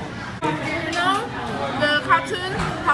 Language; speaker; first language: English; non-native, learner; Chinese